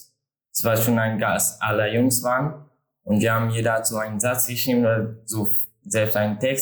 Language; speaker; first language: German; non-native, learner; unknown